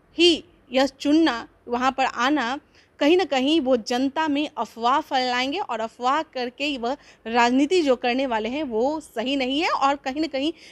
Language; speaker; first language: Hindi; native; Hindi